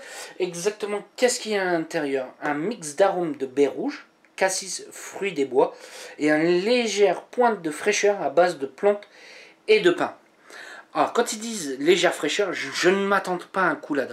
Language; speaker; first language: French; native; French